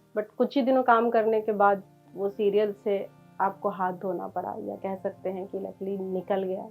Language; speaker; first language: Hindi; native; Hindi